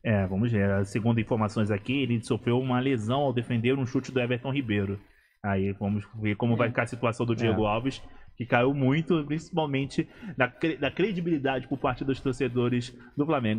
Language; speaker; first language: Portuguese; native; Portuguese